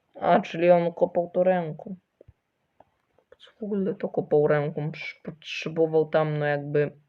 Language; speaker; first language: Polish; early bilingual, other home language; Ukrainian